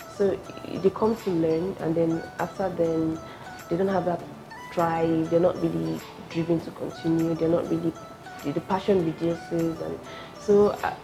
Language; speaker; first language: English; non-native, local second language; Yoruba